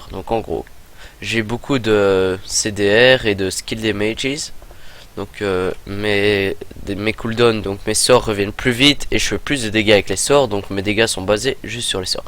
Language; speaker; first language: French; native; French